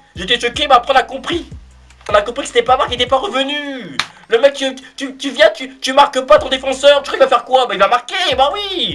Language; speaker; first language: French; native; French